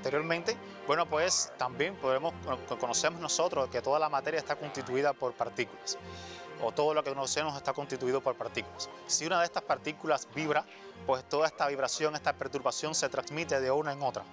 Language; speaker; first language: Spanish; native; Spanish